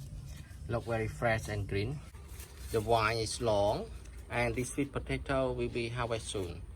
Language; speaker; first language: English; non-native, learner; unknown